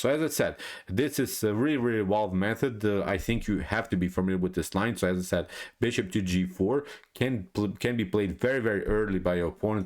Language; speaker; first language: English; non-native, fluent; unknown